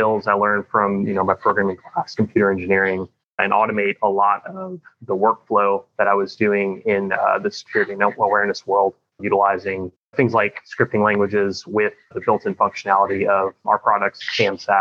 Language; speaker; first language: English; native; English